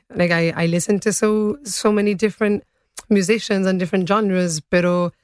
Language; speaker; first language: English; early bilingual, other home language; Spanish